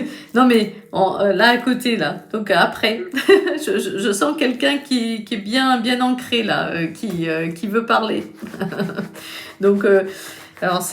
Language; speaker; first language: French; native; French